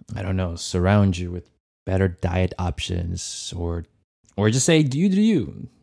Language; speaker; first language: English; non-native, fluent; Portuguese